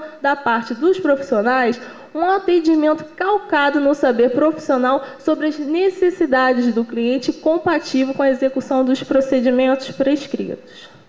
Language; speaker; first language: Portuguese; native; Portuguese